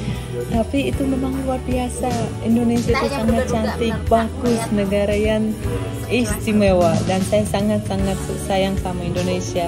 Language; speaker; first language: Indonesian; non-native, fluent; Russian